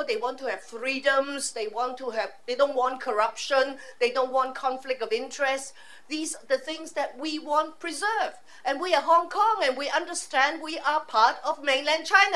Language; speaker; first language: English; non-native, local second language; Cantonese